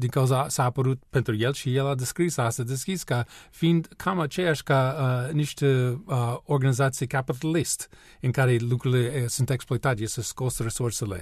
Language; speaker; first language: Romanian; non-native, learner; English